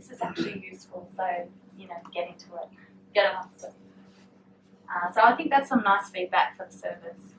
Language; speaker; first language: English; native; English